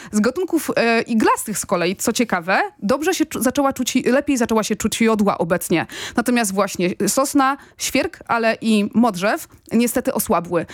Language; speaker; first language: Polish; native; Polish